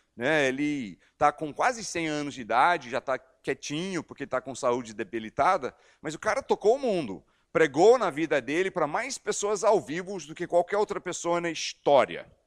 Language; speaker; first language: Portuguese; non-native, fluent; English